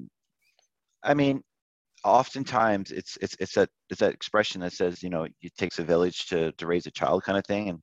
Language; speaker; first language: English; native; English